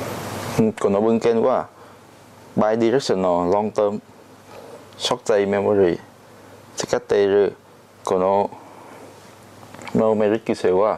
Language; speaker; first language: Japanese; non-native, learner; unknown